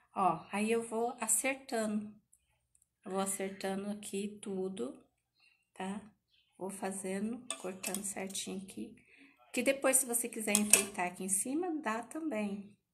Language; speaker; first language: Portuguese; native; Portuguese